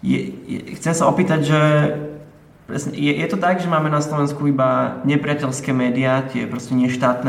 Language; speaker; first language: Slovak; native; Slovak